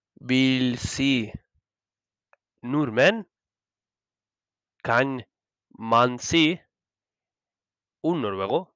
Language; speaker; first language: Norwegian; non-native, learner; Spanish